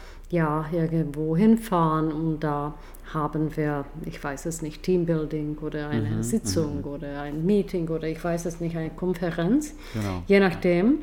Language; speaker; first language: German; non-native, fluent; Czech